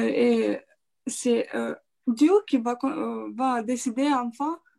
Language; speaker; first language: French; non-native, fluent; Romanian